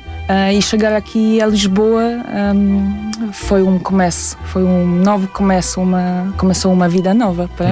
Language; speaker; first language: Portuguese; non-native, fluent; Polish